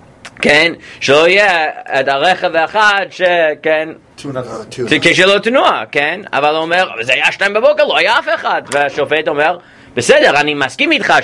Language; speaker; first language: Hebrew; non-native, fluent; English